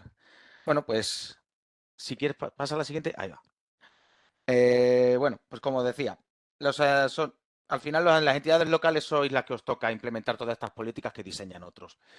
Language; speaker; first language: Spanish; native; Spanish